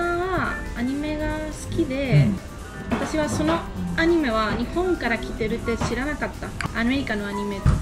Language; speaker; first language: Japanese; non-native, fluent; Spanish